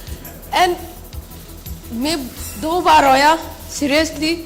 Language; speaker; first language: Hindi; non-native, local second language; Manipuri